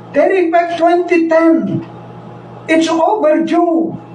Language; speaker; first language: English; non-native, local second language; Filipino